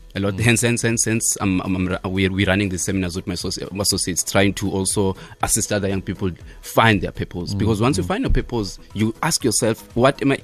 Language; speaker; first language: English; non-native, local second language; Xhosa